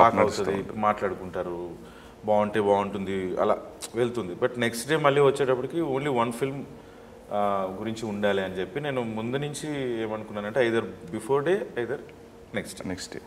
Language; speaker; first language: Telugu; native; Telugu